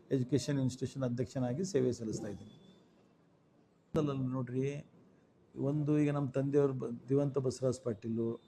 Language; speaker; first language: Kannada; native; Kannada